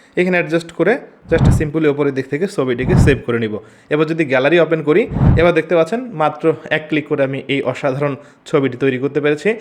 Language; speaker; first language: Bangla; native; Bangla